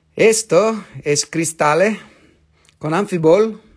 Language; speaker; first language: Spanish; non-native, learner; English